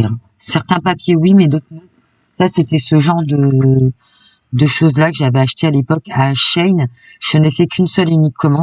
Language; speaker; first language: French; native; French